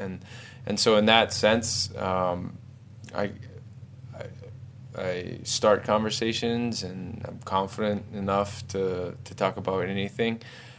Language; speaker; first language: English; native; English